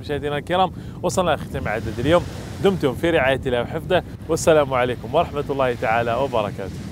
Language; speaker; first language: Arabic; native; Arabic